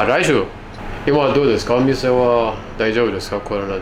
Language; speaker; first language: Japanese; non-native, learner; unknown